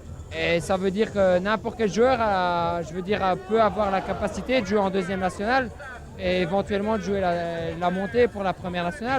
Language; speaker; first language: French; native; French